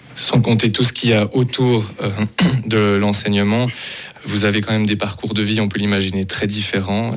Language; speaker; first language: French; native; French